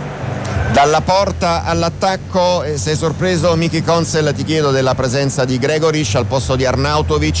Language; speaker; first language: Italian; native; Italian